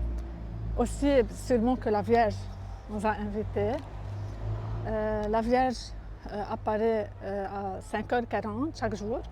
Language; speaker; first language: French; non-native, local second language; Arabic